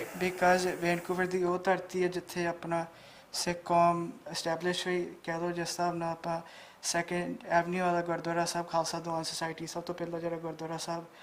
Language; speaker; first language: Punjabi; early bilingual, heritage; Punjabi